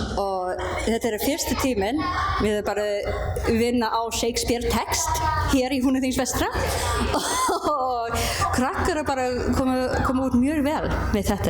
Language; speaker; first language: Icelandic; non-native, learner; English